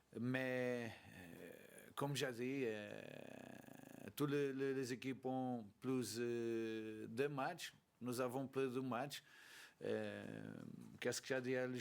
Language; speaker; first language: French; non-native, learner; Portuguese